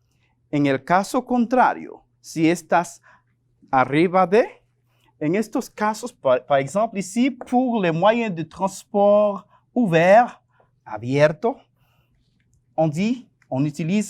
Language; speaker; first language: French; non-native, fluent; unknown